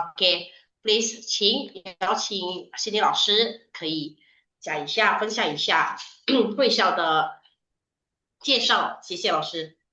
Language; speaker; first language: Chinese; non-native, fluent; Indonesian